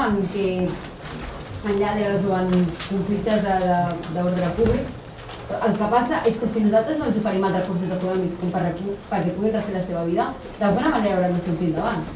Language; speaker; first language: Catalan; native; Catalan